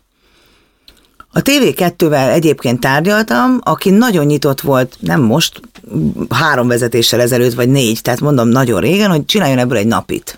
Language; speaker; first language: Hungarian; native; Hungarian